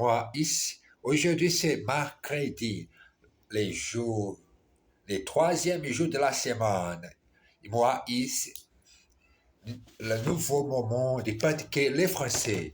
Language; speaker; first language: French; non-native, learner; Portuguese